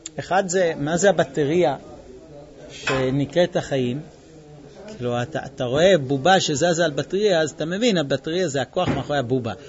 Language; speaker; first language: Hebrew; non-native, fluent; English